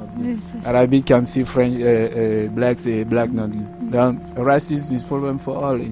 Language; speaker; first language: English; non-native, learner; Persian